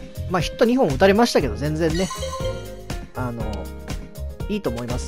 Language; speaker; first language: Japanese; native; Japanese